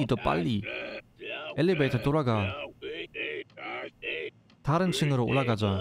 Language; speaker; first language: Korean; non-native, fluent; German